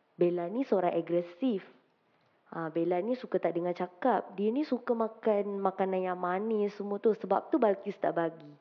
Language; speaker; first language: Malay; non-native, local second language; Tamil